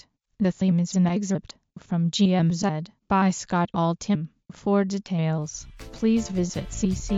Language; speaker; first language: English; native; English